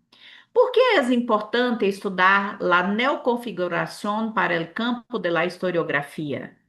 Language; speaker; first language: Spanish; non-native, learner; Portuguese